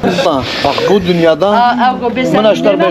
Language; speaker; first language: Turkish; native; Turkish